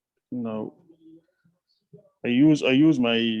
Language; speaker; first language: English; non-native, learner; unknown